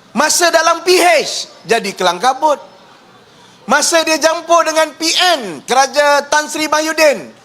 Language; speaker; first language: Malay; native; Malay